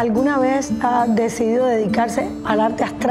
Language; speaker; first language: Spanish; native; Spanish